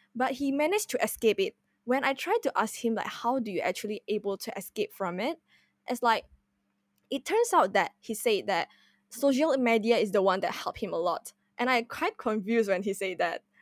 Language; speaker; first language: English; non-native, fluent; Indonesian